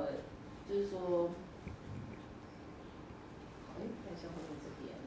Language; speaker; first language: Chinese; native; Chinese